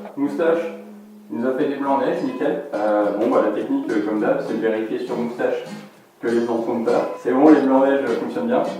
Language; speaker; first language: French; native; French